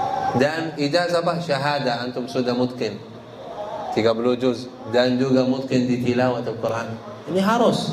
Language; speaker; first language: Indonesian; non-native, learner; Arabic